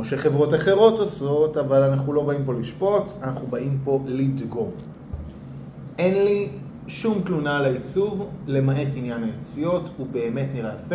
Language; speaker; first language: Hebrew; native; Hebrew